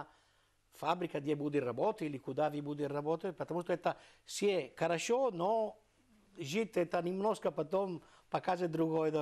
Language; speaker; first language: Russian; non-native, learner; Italian